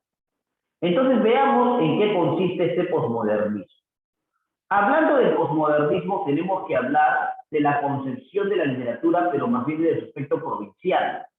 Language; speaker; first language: Spanish; native; Spanish